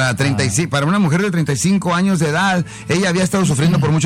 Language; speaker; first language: Spanish; native; Spanish